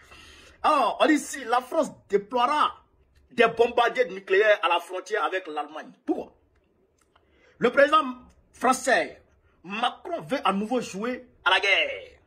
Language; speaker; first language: French; non-native, local second language; Bambara